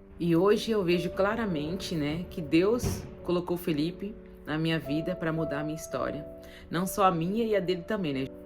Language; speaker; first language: Portuguese; native; Portuguese